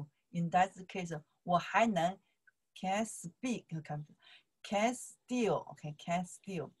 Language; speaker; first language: English; non-native, learner; Chinese